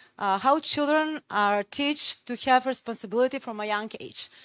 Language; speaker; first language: English; non-native, fluent; Macedonian